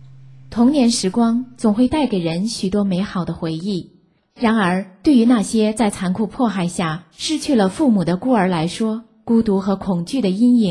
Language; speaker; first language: Chinese; native; Chinese